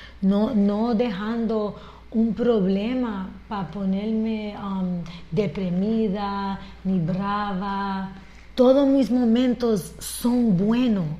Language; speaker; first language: Spanish; early bilingual, heritage; Spanish